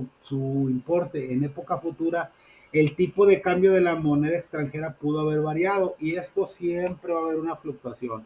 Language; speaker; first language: Spanish; native; Spanish